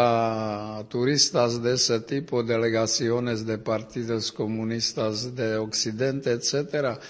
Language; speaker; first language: Spanish; non-native, learner; Czech